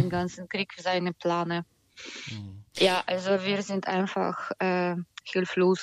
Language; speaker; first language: German; non-native, learner; Ukrainian